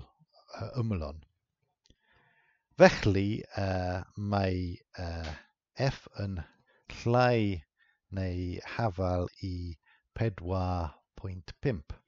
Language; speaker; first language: Welsh; non-native, fluent; English